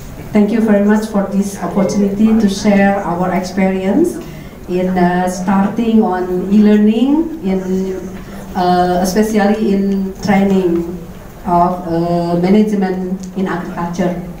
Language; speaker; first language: English; non-native, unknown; Indonesian